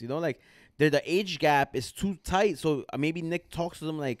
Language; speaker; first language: English; early bilingual, other home language; Spanish